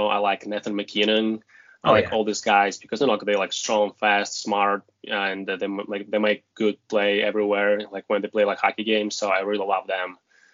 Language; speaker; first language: English; non-native, fluent; Russian